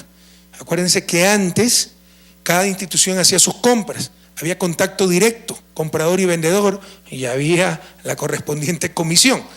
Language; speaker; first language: Spanish; native; Spanish